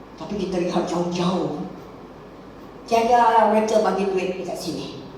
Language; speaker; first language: Malay; non-native, local second language; Chinese